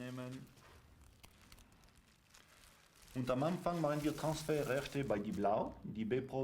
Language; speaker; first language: German; non-native, local second language; French